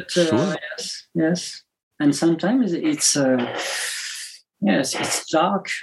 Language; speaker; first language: English; non-native, learner; French